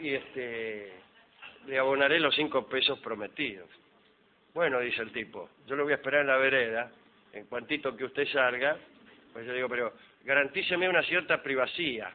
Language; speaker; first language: Spanish; native; Spanish